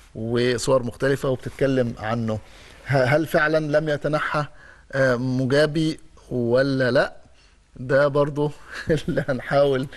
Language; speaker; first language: Arabic; native; Arabic